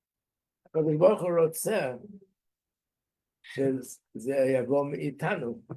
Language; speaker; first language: Hebrew; non-native, fluent; English